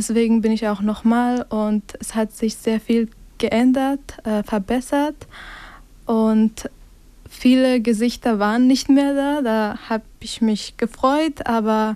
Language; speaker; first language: German; non-native, fluent; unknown